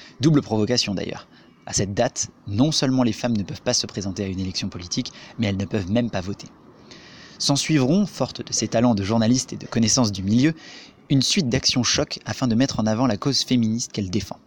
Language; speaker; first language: French; native; French